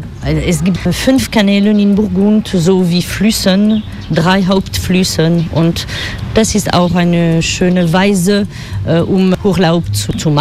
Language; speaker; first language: German; non-native, learner; French